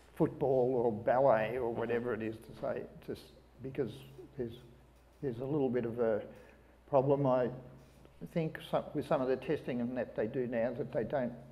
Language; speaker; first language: English; native; English